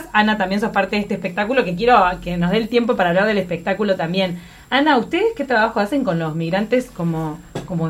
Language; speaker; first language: Spanish; native; Spanish